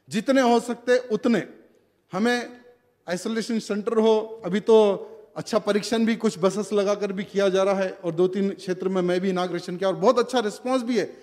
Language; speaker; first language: Hindi; non-native, local second language; Telugu